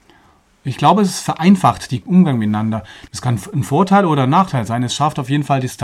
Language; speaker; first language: German; native; German